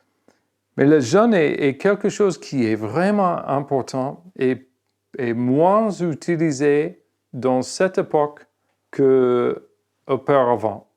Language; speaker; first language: French; non-native, fluent; English